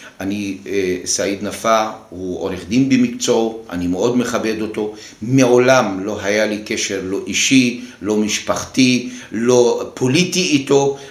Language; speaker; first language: Hebrew; non-native, local second language; Arabic